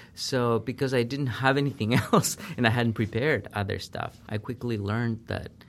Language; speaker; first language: English; non-native, fluent; Spanish